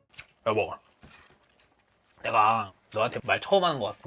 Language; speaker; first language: Korean; native; Korean